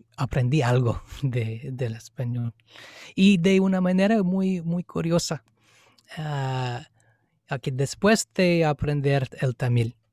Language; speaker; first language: Spanish; non-native, fluent; English